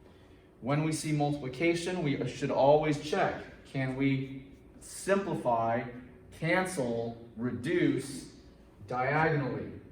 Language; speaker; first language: English; native; English